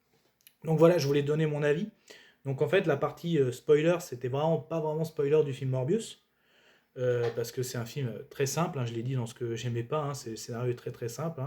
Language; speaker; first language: French; native; French